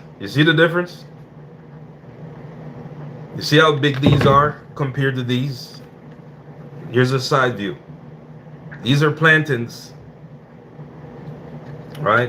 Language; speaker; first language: English; native; English